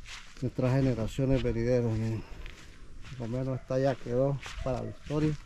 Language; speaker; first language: Spanish; native; Spanish